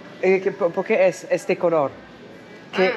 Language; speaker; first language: Spanish; non-native, learner; French